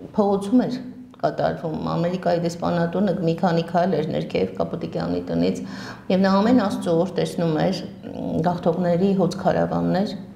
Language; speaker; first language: Armenian; native; Armenian